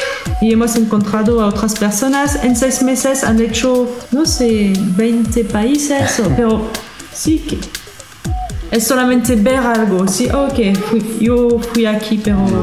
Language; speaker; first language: Spanish; non-native, learner; French